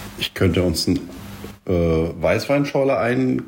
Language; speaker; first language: German; native; German